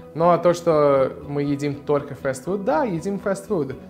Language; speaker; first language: Russian; non-native, fluent; English